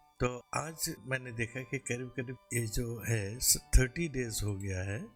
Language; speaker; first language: Hindi; non-native, local second language; Bangla